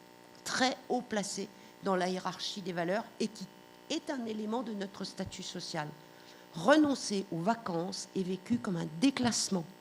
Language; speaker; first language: French; native; French